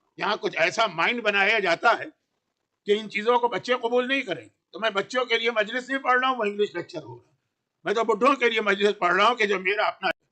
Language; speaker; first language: Urdu; native; Urdu